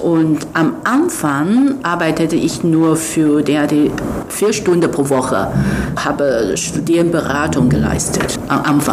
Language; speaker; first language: German; non-native, fluent; Chinese